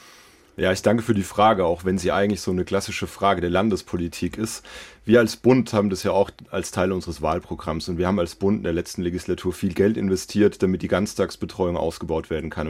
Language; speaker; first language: German; native; German